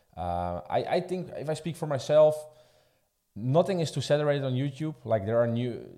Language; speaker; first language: English; non-native, fluent; Dutch